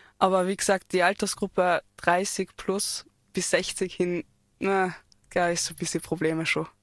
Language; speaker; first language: German; early bilingual, other home language; Turkish